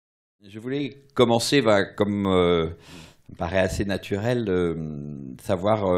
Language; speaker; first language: French; native; French